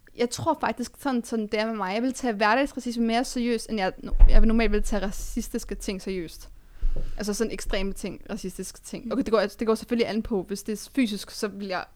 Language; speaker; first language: Danish; early bilingual, other home language; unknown